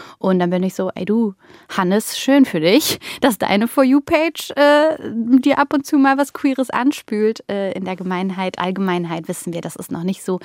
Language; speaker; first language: German; early bilingual, other home language; Bulgarian